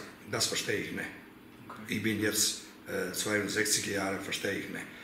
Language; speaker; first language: German; non-native, learner; Croatian